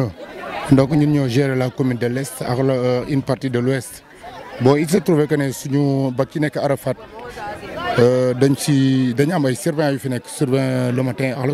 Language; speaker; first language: French; non-native, local second language; Wolof